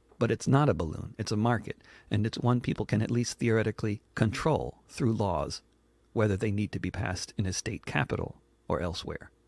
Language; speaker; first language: English; native; English